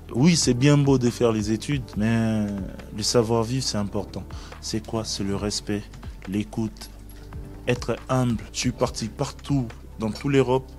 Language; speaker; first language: French; non-native, local second language; Lingala